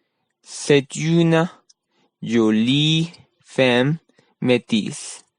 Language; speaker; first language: French; non-native, learner; Spanish